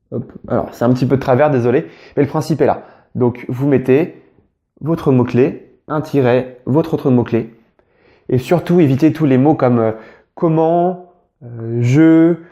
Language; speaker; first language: French; native; French